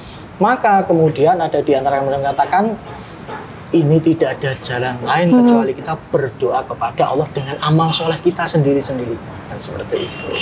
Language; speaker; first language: Indonesian; native; Indonesian